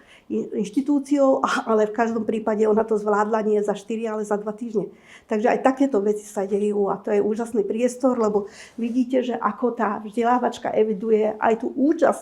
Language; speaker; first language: Slovak; native; Slovak